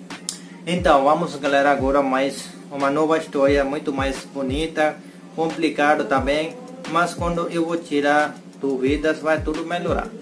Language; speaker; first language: Portuguese; non-native, learner; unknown